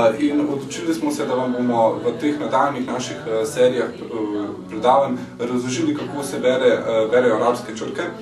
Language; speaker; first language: Slovenian; early bilingual, other home language; Bosnian